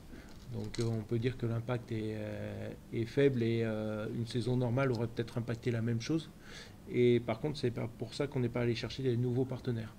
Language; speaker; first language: French; native; French